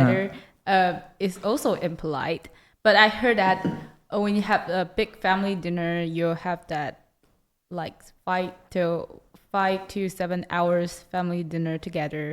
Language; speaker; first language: English; non-native, learner; Chinese